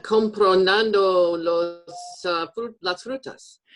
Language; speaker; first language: Spanish; non-native, learner; English